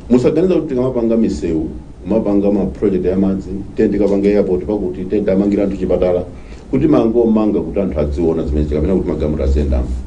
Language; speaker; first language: Nyanja; non-native, local second language; Tumbuka